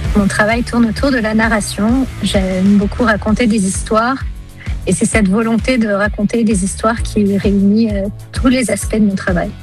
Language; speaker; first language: French; early bilingual, other home language; Spanish